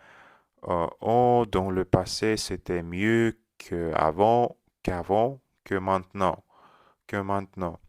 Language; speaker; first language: French; non-native, learner; Russian